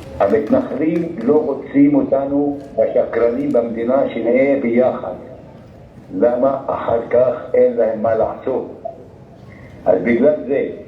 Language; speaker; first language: Hebrew; non-native, local second language; Arabic